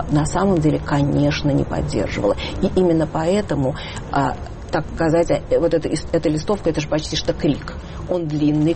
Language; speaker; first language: Russian; native; Russian